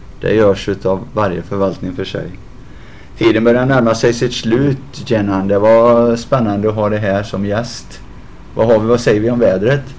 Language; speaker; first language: Swedish; native; Swedish